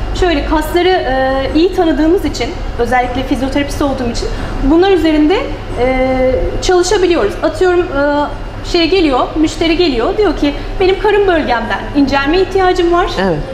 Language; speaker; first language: Turkish; native; Turkish